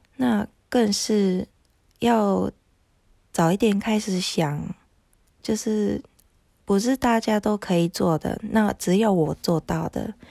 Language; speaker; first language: Chinese; non-native, fluent; Japanese